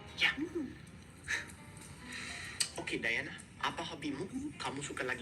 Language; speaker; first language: Indonesian; non-native, fluent; English